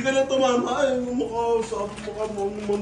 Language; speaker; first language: Filipino; native; Filipino